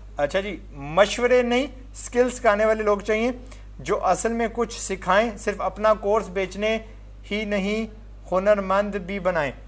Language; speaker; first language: Urdu; non-native, fluent; English